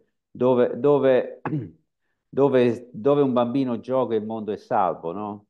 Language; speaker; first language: Italian; native; Italian